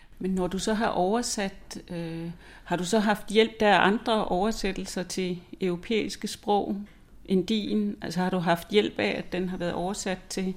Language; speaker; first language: Danish; native; Danish